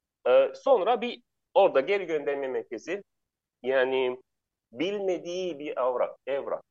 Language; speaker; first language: Turkish; non-native, learner; Arabic